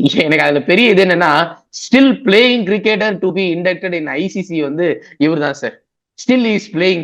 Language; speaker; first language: Tamil; native; Tamil